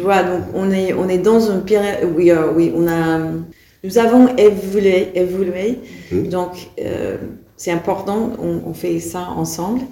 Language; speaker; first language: French; non-native, fluent; English